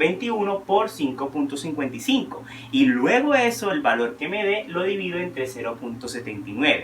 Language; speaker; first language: Spanish; native; Spanish